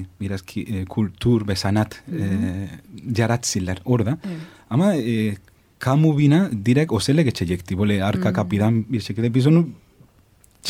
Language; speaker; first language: Turkish; non-native, fluent; Spanish